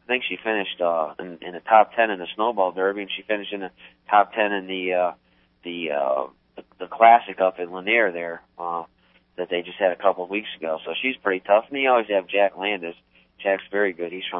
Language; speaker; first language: English; native; English